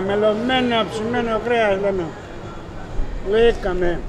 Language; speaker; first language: German; non-native, learner; Greek